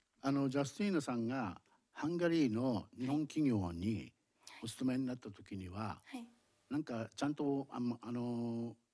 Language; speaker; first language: Japanese; native; Japanese